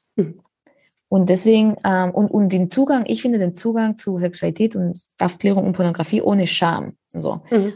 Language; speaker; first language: German; non-native, fluent; Spanish